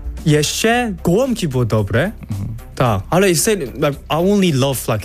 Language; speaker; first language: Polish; non-native, learner; Korean